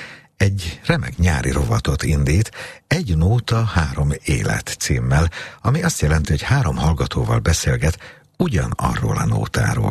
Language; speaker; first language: Hungarian; native; Hungarian